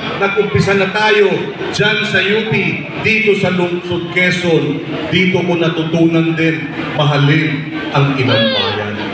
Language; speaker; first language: Filipino; native; Filipino